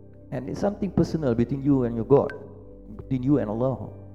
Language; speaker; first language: English; non-native, local second language; Malay